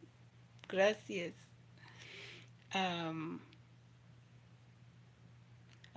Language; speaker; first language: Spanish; non-native, learner; English